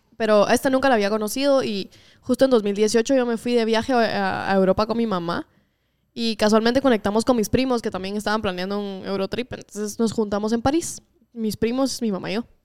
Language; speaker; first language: Spanish; native; Spanish